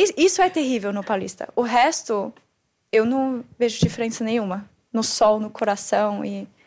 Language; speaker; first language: Portuguese; non-native, fluent; German